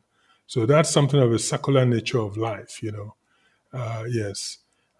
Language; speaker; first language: English; non-native, local second language; Igbo